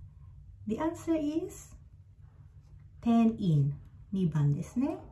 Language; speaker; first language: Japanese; non-native, fluent; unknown